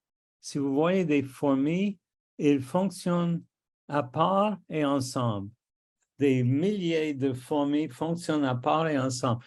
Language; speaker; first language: French; non-native, local second language; English